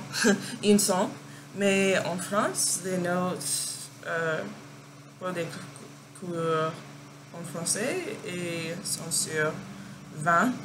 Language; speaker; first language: French; non-native, learner; English